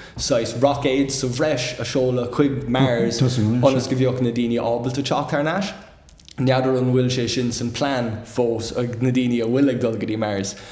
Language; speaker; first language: Irish; non-native, local second language; English